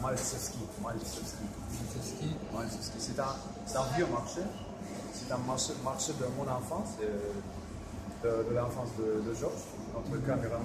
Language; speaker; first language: French; non-native, fluent; Russian